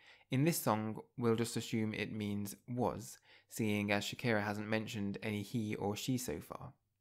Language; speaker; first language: English; native; English